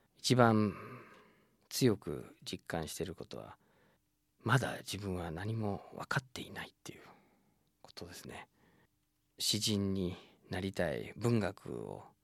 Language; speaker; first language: Japanese; non-native, fluent; English